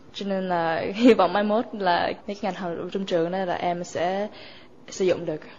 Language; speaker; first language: Vietnamese; early bilingual, other home language; English